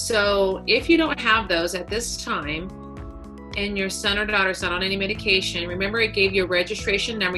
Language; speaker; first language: English; native; English